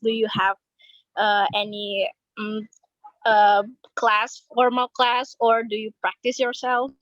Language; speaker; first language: English; non-native, learner; Indonesian